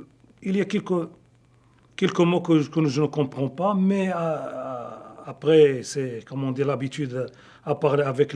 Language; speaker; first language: French; non-native, local second language; Arabic